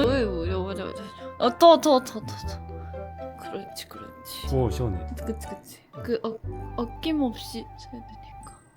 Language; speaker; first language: Korean; non-native, learner; Japanese